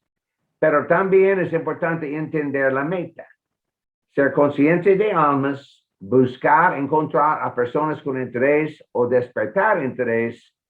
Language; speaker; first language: Spanish; non-native, fluent; English